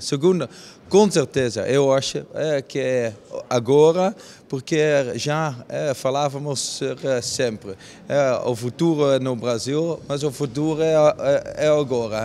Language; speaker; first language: Portuguese; non-native, learner; Dutch